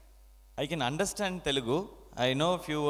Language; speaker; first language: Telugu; non-native, learner; Tamil